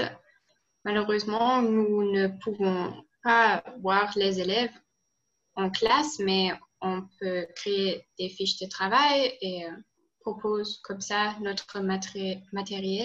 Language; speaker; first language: French; non-native, learner; German